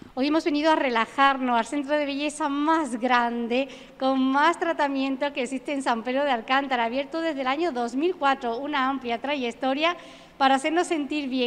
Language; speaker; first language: Spanish; native; Spanish